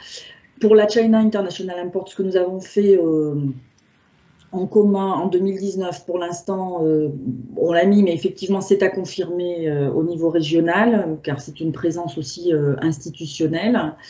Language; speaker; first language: French; native; French